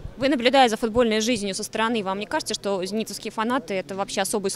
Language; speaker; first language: Russian; native; Russian